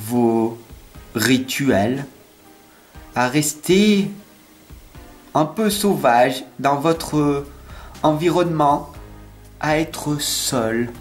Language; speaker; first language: French; native; French